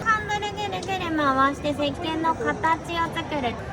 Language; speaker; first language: Japanese; non-native, fluent; Korean